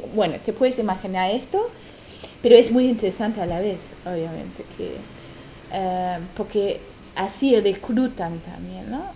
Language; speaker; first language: Spanish; non-native, fluent; German